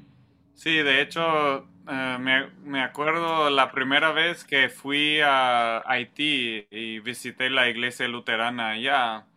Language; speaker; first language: Spanish; non-native, fluent; English